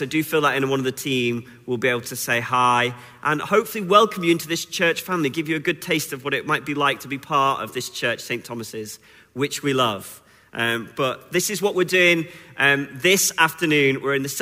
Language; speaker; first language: English; native; English